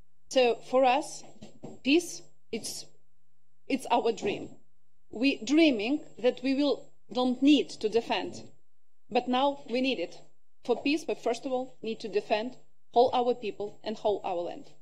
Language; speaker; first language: English; non-native, learner; Ukrainian